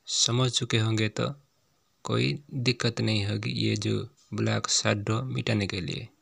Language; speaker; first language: Hindi; non-native, local second language; Odia